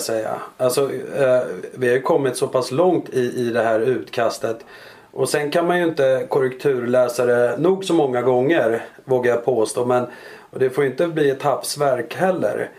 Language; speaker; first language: Swedish; native; Swedish